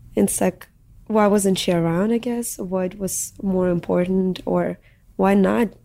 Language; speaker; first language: English; early bilingual, other home language; Russian